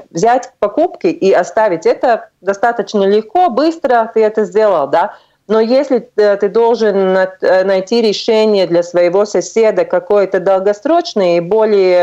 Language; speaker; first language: Russian; non-native, local second language; Latvian